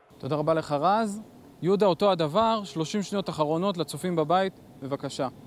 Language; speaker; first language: Hebrew; native; Hebrew